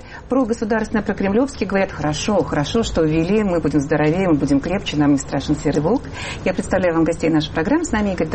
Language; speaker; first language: Russian; native; Russian